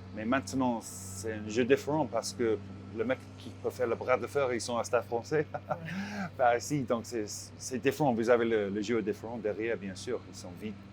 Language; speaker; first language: French; non-native, learner; English